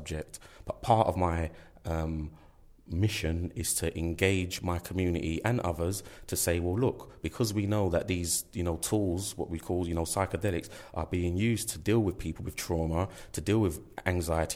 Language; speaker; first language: English; native; English